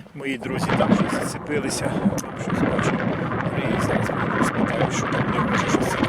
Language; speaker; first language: Ukrainian; non-native, local second language; Russian